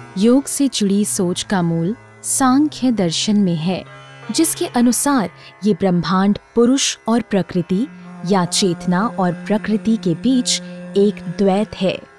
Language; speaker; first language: Hindi; native; Hindi